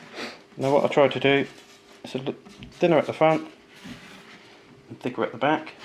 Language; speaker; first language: English; native; English